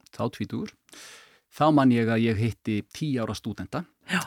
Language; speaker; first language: Icelandic; native; Icelandic